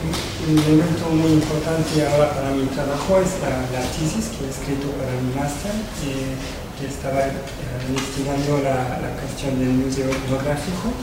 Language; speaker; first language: Spanish; non-native, fluent; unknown